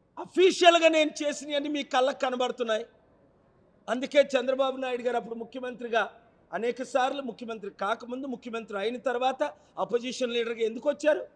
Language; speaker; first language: Telugu; native; Telugu